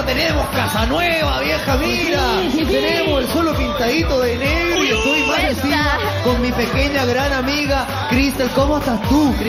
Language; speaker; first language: Spanish; native; Spanish